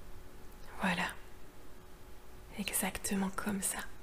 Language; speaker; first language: French; native; French